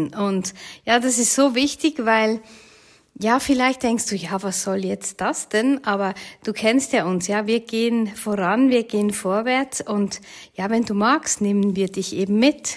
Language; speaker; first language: German; native; German